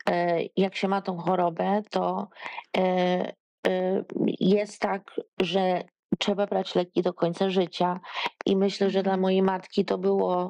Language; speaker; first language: Polish; early bilingual, heritage; Polish